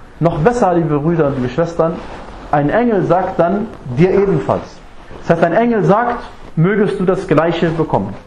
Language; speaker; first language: German; non-native, fluent; Arabic